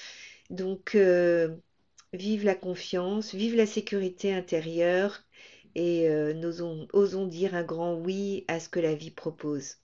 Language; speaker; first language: French; native; French